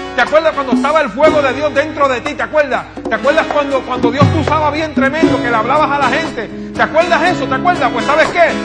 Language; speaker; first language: Spanish; native; Spanish